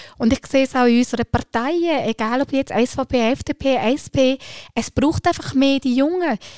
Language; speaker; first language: German; early bilingual, other home language; Albanian